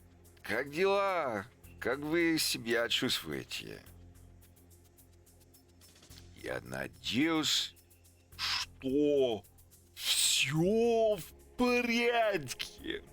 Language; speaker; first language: Russian; non-native, learner; English